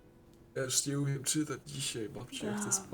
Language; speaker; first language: Polish; early bilingual, heritage; Polish